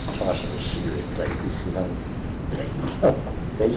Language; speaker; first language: English; native; English